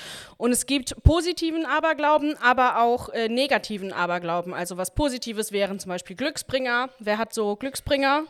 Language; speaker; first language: German; native; German